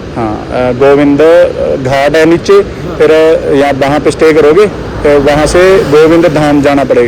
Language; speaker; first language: Hindi; non-native, local second language; Punjabi